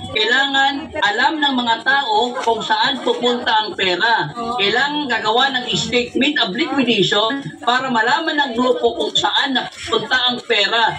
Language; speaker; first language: Filipino; non-native, local second language; Waray